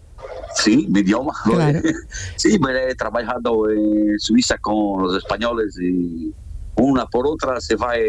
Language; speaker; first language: Spanish; non-native, fluent; Portuguese